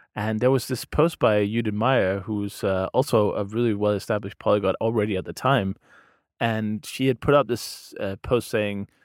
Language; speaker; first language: English; non-native, fluent; Danish